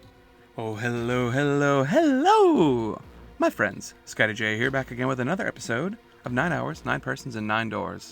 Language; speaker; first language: English; native; English